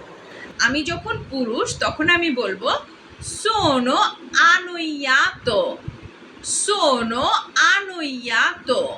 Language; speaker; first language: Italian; non-native, fluent; Bangla